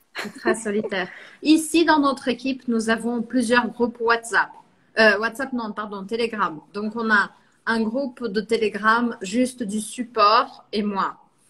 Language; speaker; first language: French; non-native, fluent; Portuguese